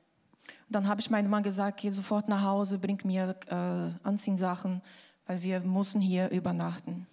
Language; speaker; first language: German; non-native, fluent; Portuguese